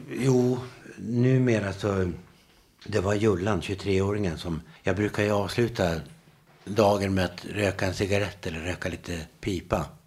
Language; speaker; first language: Swedish; native; Swedish